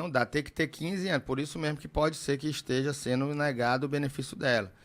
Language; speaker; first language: Portuguese; native; Portuguese